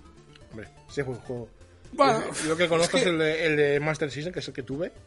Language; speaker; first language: Spanish; native; Spanish